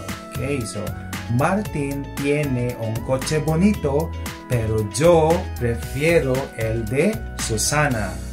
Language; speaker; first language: Spanish; non-native, fluent; Filipino